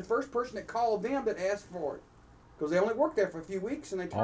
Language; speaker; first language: English; native; English